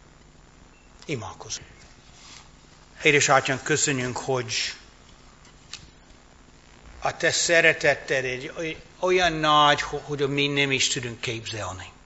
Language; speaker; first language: Hungarian; non-native, fluent; English